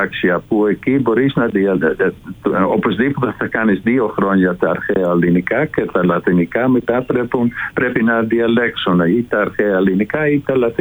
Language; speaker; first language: Greek; non-native, fluent; Dutch